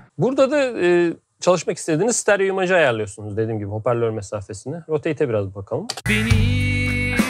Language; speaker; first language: Turkish; native; Turkish